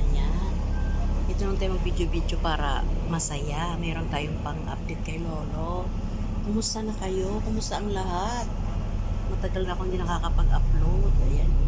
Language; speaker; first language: Filipino; non-native, local second language; Waray